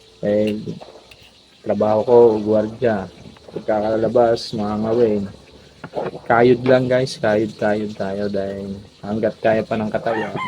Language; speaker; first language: Filipino; native; Filipino